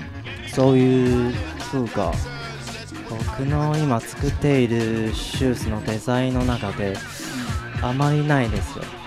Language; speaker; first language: Japanese; non-native, fluent; Chinese